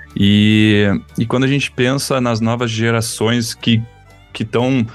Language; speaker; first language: Portuguese; native; Portuguese